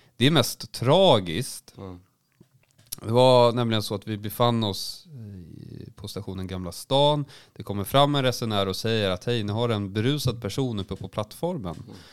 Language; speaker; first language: Swedish; native; Swedish